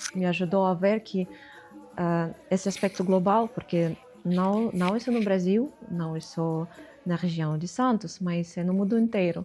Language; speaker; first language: Portuguese; non-native, fluent; Russian